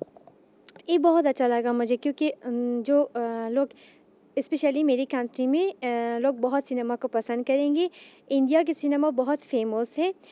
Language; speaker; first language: Hindi; non-native, learner; Persian